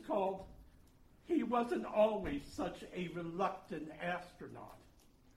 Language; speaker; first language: English; native; English